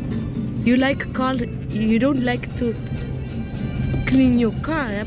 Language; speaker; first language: English; non-native, fluent; Dutch